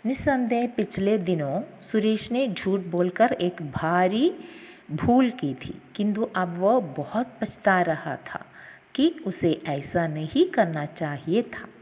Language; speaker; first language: Hindi; non-native, local second language; Malayalam